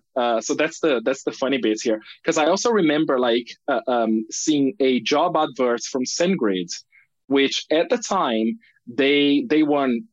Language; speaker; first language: English; non-native, fluent; Portuguese